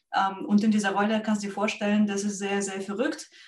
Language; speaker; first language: German; non-native, fluent; Russian